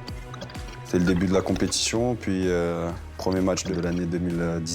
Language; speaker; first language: French; native; French